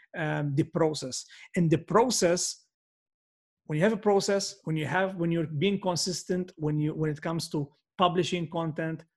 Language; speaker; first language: English; non-native, fluent; Maltese